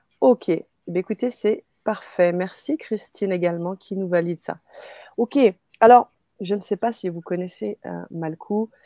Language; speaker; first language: French; native; French